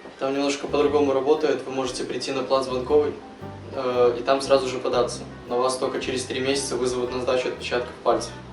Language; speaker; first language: Russian; native; Russian